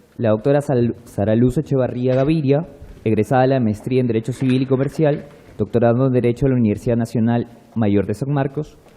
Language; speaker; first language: Spanish; native; Spanish